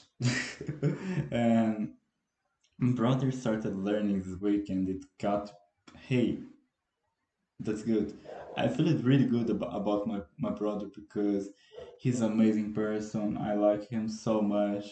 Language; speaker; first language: English; non-native, fluent; Portuguese